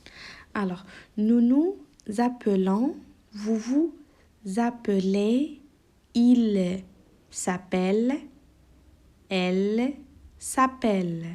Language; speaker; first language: French; non-native, local second language; Arabic